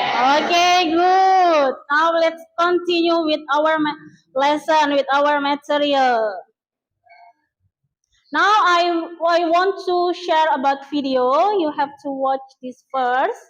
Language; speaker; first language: English; non-native, learner; Indonesian